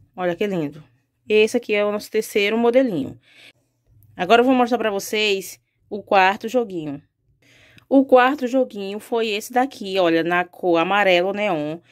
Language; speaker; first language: Portuguese; native; Portuguese